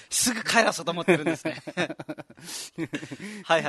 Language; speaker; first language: Japanese; non-native, fluent; Nepali